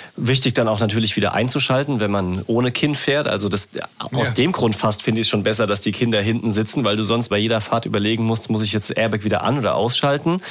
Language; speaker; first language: German; native; German